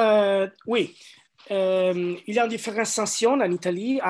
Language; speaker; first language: French; non-native, learner; Italian